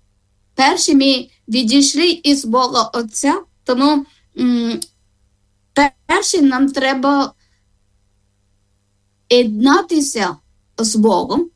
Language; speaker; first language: Ukrainian; non-native, learner; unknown